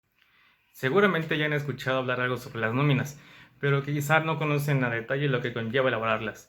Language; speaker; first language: Spanish; native; Spanish